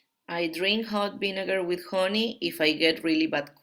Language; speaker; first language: English; non-native, learner; Spanish